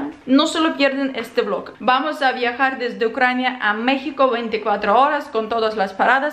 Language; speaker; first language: Spanish; non-native, fluent; Ukrainian